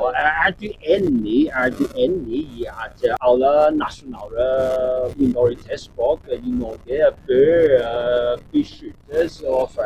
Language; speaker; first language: Norwegian; non-native, learner; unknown